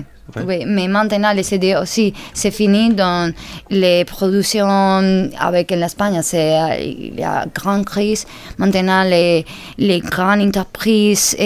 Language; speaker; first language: French; non-native, learner; Spanish